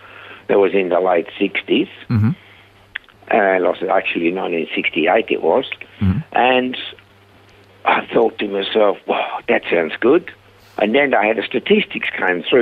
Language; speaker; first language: English; non-native, fluent; Swiss German